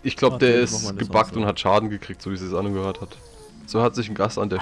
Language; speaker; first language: German; native; German